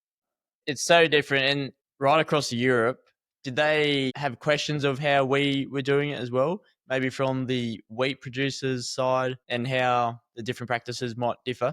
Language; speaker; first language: English; native; English